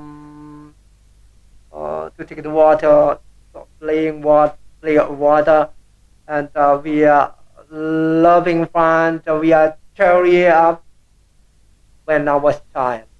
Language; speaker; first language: English; non-native, learner; Indonesian